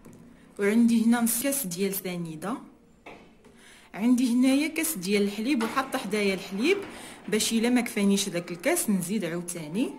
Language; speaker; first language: Arabic; native; Arabic